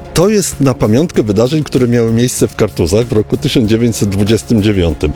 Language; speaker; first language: Polish; native; Polish